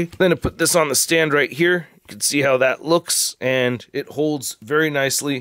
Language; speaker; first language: English; native; English